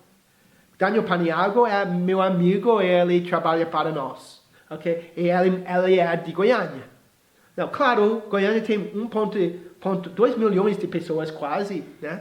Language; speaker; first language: Portuguese; non-native, fluent; English